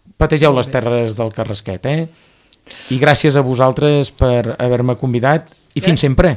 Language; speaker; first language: Catalan; native; Catalan